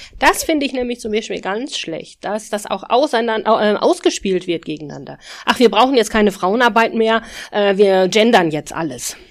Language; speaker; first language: German; native; German